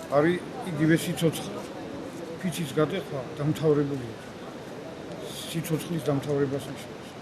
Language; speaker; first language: Georgian; non-native, local second language; Svan